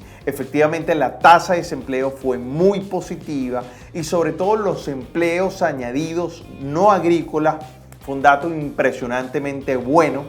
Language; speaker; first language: Spanish; native; Spanish